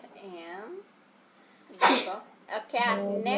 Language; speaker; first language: English; non-native, fluent; Vietnamese